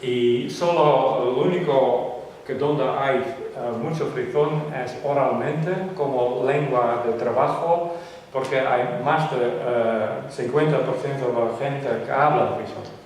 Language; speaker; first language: Spanish; non-native, fluent; Western Frisian